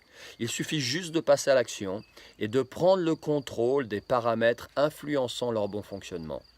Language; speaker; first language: French; native; French